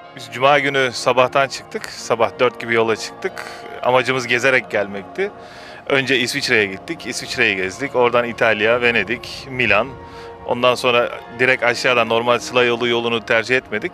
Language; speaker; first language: Turkish; early bilingual, heritage; Turkish